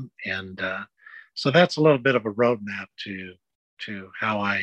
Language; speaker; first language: English; native; English